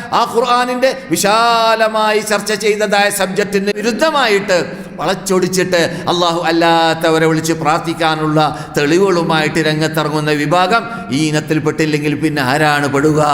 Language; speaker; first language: Malayalam; native; Malayalam